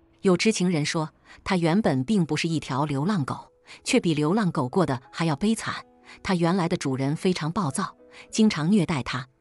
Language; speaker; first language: Chinese; native; Chinese